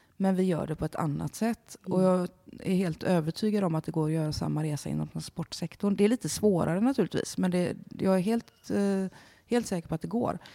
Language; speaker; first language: Swedish; native; Swedish